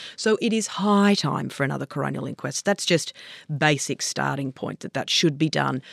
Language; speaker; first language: English; native; English